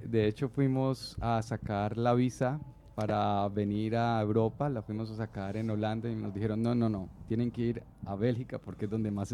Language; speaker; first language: Spanish; native; Spanish